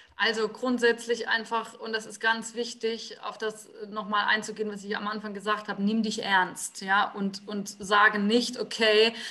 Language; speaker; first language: German; native; German